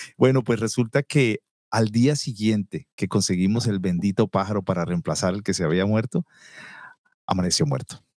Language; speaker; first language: Spanish; native; Spanish